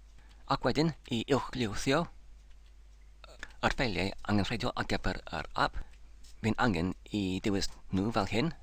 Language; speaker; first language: Welsh; non-native, learner; English